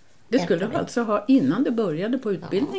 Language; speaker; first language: Swedish; native; Swedish